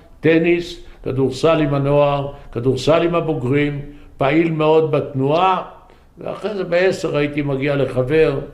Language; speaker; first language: Hebrew; native; Hebrew